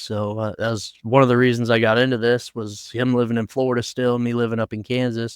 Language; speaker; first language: English; native; English